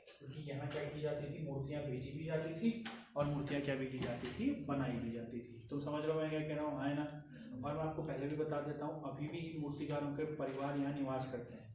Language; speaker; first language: Hindi; native; Hindi